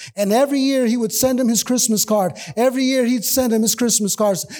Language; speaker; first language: English; native; English